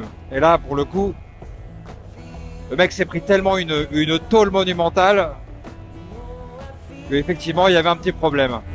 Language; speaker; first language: French; native; French